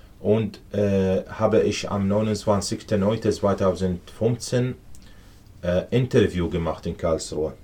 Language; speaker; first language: German; non-native, learner; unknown